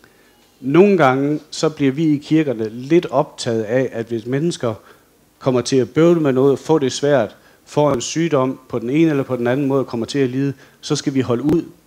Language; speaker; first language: Danish; native; Danish